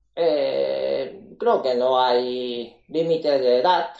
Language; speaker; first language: Spanish; non-native, fluent; Japanese